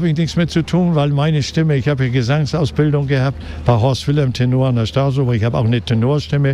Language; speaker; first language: German; native; German